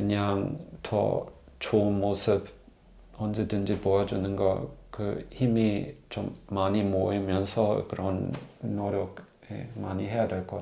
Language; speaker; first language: Korean; non-native, fluent; German